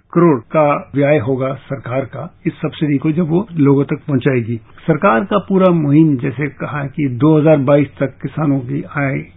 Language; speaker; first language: Hindi; non-native, local second language; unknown